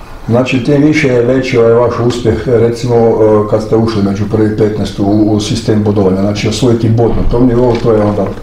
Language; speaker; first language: Croatian; native; Croatian